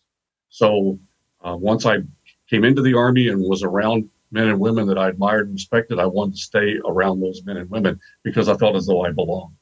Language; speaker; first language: English; native; English